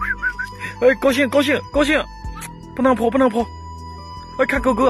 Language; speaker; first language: Chinese; native; Chinese